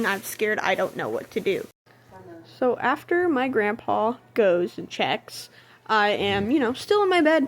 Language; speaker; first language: English; native; English